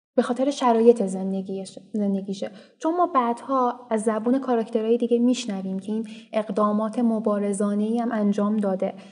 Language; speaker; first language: Persian; native; Persian